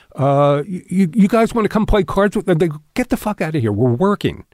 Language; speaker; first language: English; native; English